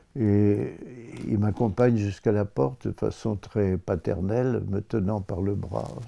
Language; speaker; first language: French; native; French